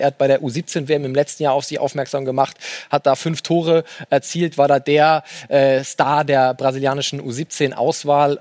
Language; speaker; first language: German; native; German